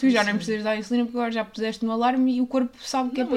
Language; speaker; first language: Portuguese; native; Portuguese